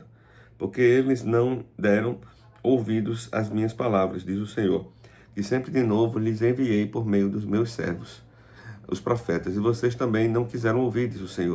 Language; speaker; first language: Portuguese; native; Portuguese